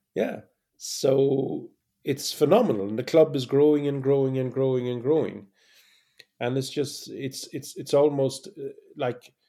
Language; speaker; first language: English; native; English